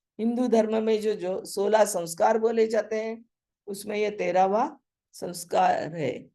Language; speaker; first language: Hindi; non-native, local second language; Marathi